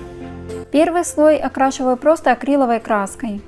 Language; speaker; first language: Russian; native; Russian